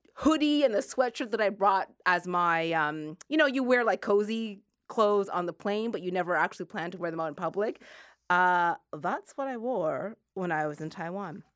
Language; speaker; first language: English; native; English